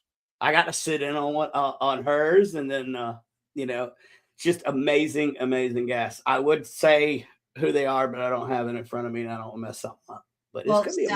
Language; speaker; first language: English; native; English